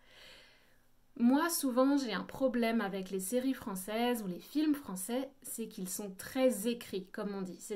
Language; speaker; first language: French; native; French